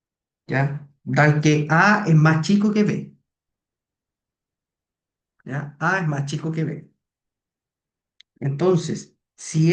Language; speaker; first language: Spanish; native; Spanish